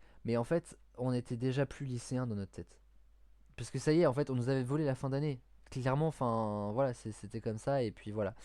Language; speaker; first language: French; native; French